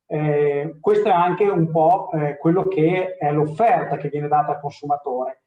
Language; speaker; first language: Italian; native; Italian